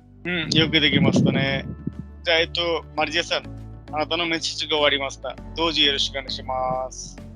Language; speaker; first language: Japanese; non-native, fluent; Bangla